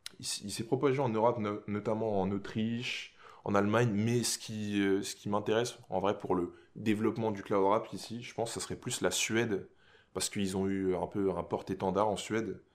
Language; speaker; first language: French; native; French